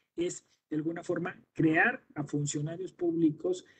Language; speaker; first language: Spanish; native; Spanish